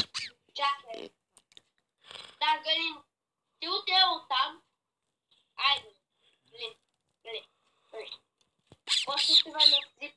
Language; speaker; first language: Bulgarian; early bilingual, heritage; English